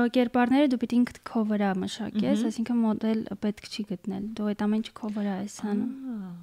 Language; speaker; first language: Armenian; native; Armenian